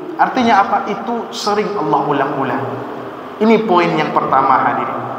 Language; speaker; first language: Malay; non-native, local second language; Minangkabau